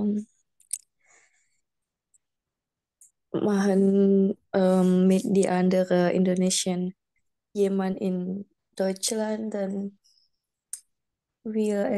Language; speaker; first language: German; non-native, learner; Indonesian